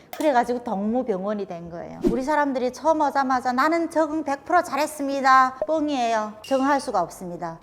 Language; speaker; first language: Korean; native; Korean